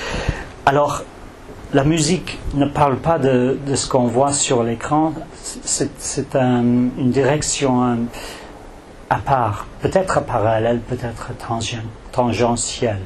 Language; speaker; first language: French; non-native, fluent; English